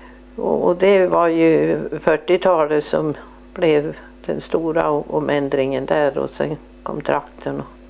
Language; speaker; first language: Swedish; native; Swedish